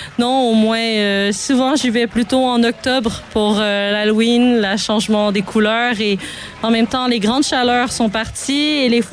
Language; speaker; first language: French; native; French